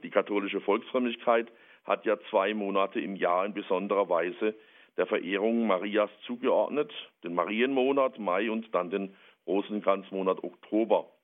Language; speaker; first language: German; native; German